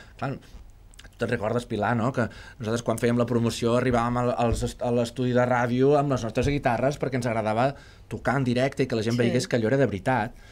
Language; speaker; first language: Catalan; native; Catalan